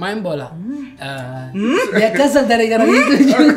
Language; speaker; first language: Indonesian; non-native, learner; Arabic